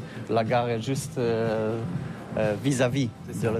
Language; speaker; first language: French; non-native, learner; Polish